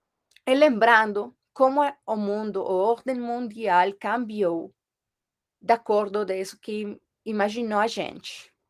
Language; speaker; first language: Portuguese; non-native, fluent; Spanish